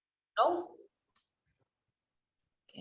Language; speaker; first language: English; non-native, fluent; Spanish